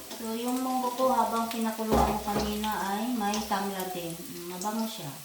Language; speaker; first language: Filipino; non-native, local second language; Cebuano